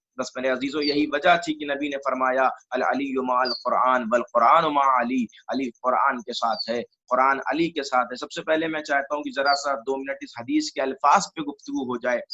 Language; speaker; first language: Urdu; native; Urdu